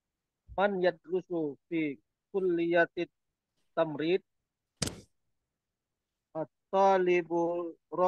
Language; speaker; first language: Arabic; non-native, learner; Indonesian